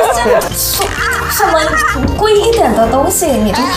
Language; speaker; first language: Chinese; non-native, fluent; Thai